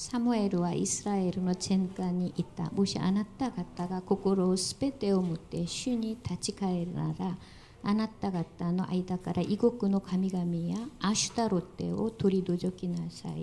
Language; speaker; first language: Japanese; non-native, fluent; Korean